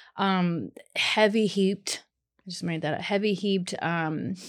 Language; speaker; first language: English; native; English